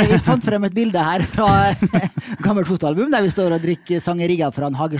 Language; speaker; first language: Norwegian; native; Norwegian